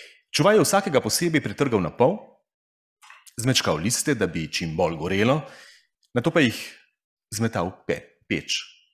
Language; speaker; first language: Russian; non-native, fluent; Slovenian